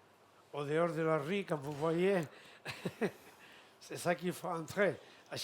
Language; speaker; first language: French; non-native, learner; Catalan